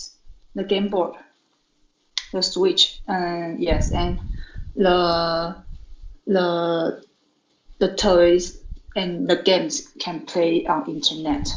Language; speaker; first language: English; non-native, learner; Chinese